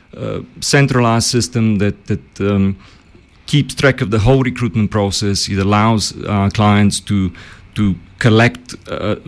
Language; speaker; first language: English; early bilingual, other home language; Bulgarian